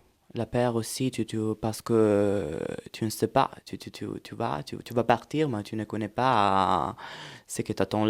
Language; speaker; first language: French; non-native, fluent; Italian